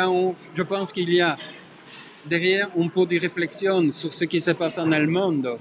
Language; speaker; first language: Italian; non-native, learner; French